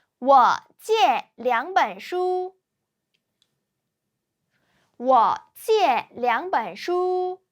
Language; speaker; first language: Chinese; non-native, fluent; Korean